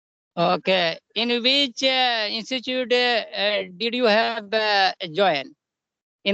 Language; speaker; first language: English; non-native, learner; Hindi